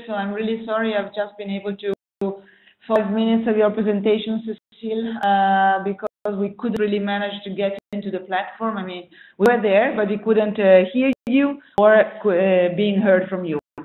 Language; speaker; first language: English; non-native, fluent; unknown